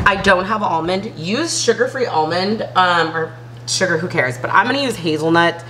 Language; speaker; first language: English; native; English